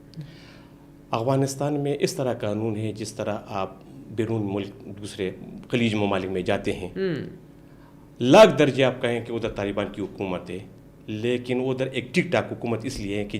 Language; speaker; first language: Urdu; non-native, local second language; Pashto